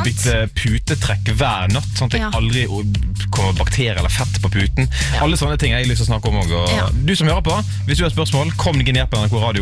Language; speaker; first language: Norwegian; native; Norwegian